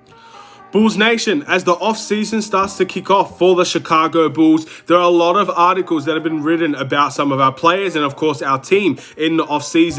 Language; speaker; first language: English; native; English